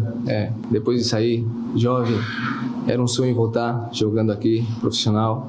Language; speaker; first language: Portuguese; early bilingual, heritage; Spanish